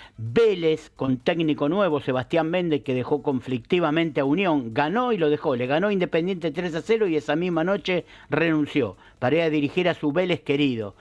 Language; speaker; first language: Spanish; native; Spanish